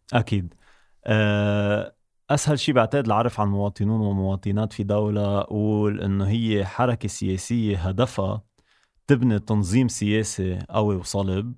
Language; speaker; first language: Arabic; native; Arabic